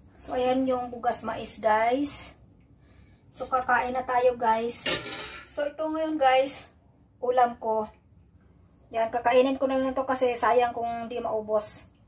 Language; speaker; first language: Filipino; non-native, local second language; Cebuano